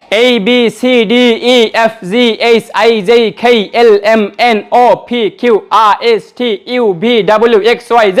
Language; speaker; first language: English; non-native, local second language; Bangla